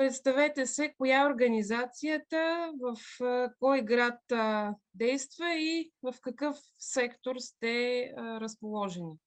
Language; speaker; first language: Bulgarian; native; Bulgarian